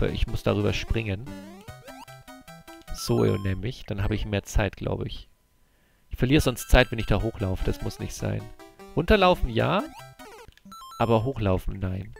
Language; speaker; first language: German; native; German